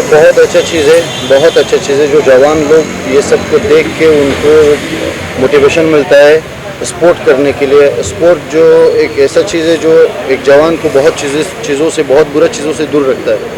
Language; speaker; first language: Hindi; non-native, fluent; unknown